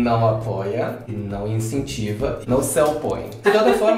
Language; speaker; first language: Portuguese; non-native, fluent; Chinese